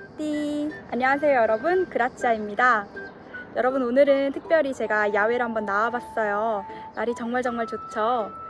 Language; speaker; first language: Korean; early bilingual, heritage; Korean